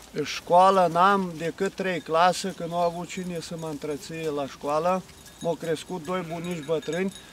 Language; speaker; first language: Romanian; non-native, local second language; Ukrainian